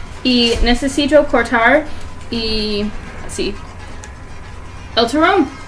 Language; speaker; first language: Spanish; non-native, learner; English